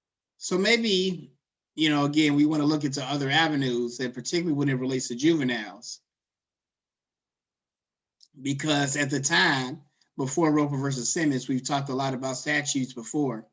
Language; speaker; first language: English; native; English